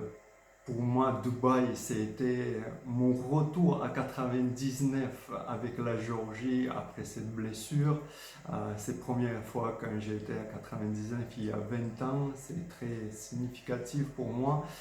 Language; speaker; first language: French; non-native, fluent; Georgian